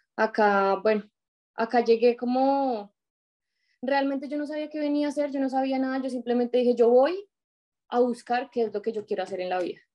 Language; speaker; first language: Spanish; native; Spanish